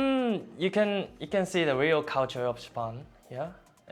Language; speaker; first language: English; non-native, learner; Japanese